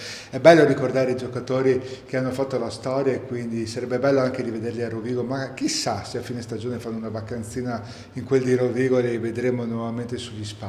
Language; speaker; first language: Italian; native; Italian